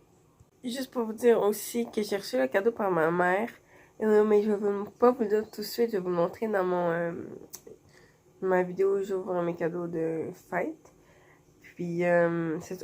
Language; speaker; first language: French; native; French